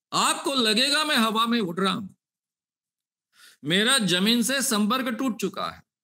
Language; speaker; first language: Hindi; non-native, local second language; Marathi